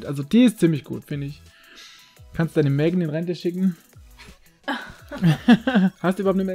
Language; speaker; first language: German; native; German